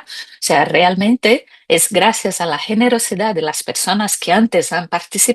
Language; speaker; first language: Spanish; native; Spanish